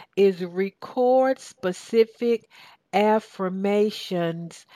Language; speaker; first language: English; native; English